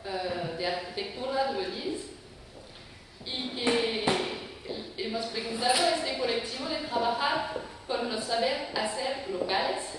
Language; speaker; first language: Spanish; non-native, fluent; French